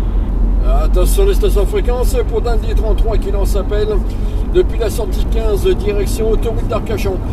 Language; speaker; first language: French; native; French